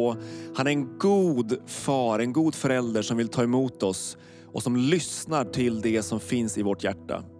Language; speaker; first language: Swedish; native; Swedish